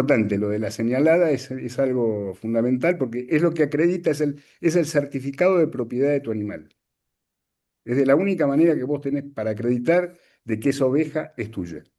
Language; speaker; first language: Spanish; native; Spanish